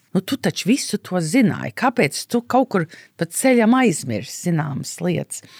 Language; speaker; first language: Latvian; early bilingual, heritage; Latvian